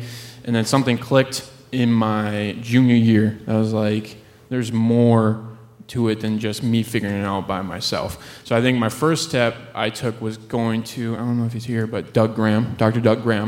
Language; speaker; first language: English; native; English